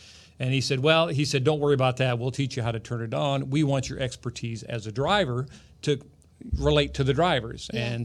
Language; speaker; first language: English; native; English